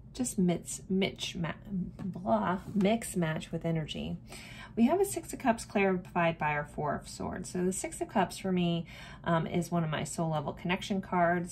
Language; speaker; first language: English; native; English